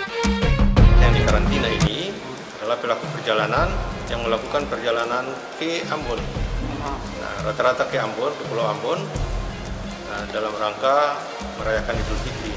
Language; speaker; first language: Indonesian; native; Indonesian